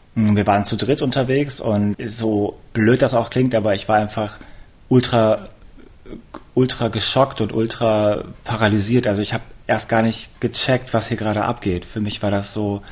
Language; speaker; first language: German; native; German